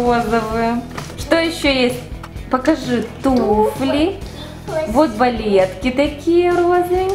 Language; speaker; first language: Russian; native; Russian